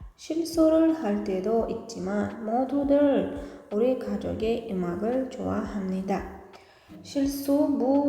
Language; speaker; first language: Korean; non-native, fluent; Uzbek